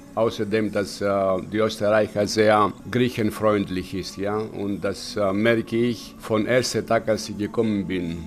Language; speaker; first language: German; non-native, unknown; Greek